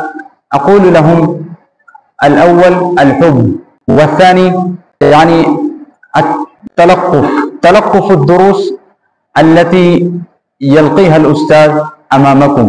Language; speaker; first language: Arabic; non-native, fluent; Urdu